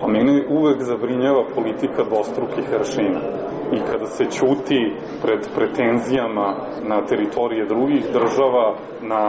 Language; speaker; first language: Croatian; native; Croatian